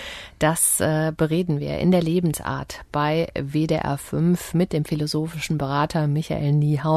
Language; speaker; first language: German; native; German